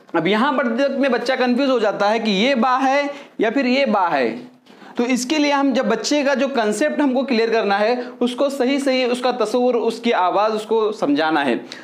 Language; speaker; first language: Hindi; native; Hindi